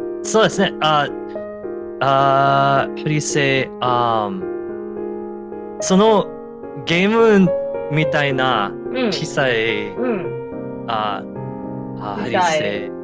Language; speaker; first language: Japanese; non-native, learner; English